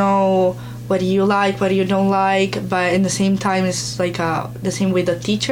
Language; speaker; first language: English; non-native, learner; Italian